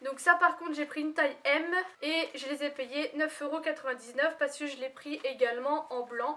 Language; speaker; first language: French; native; French